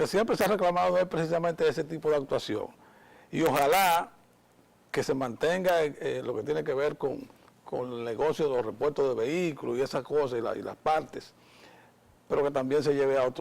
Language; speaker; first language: Spanish; native; Spanish